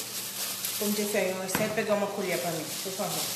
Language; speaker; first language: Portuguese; non-native, learner; Haitian Creole